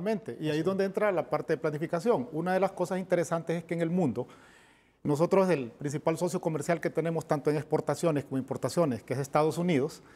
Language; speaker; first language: Spanish; native; Spanish